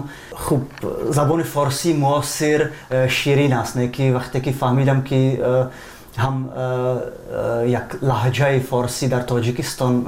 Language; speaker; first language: Persian; non-native, fluent; Czech